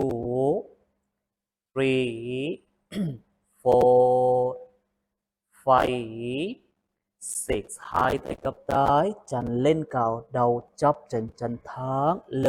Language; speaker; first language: Vietnamese; non-native, learner; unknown